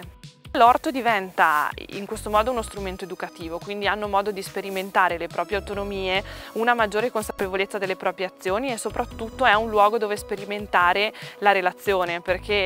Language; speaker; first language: Italian; native; Italian